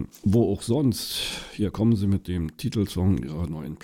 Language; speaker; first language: German; native; German